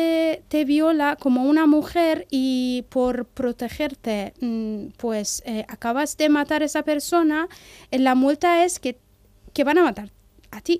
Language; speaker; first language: Spanish; non-native, fluent; Persian